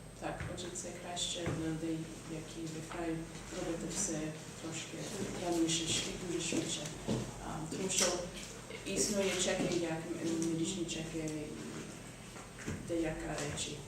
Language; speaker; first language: Ukrainian; non-native, learner; English